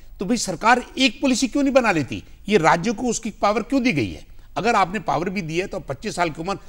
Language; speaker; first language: Hindi; native; Hindi